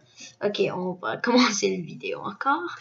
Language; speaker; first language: French; early bilingual, other home language; Korean